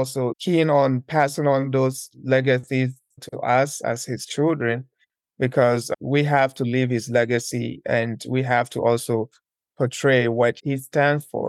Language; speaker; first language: English; non-native, local second language; Akan